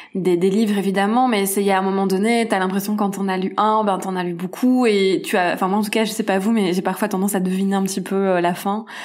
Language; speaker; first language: French; native; French